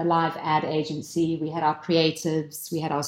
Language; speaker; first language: English; native; English